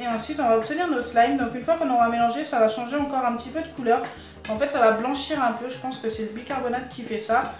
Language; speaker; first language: French; native; French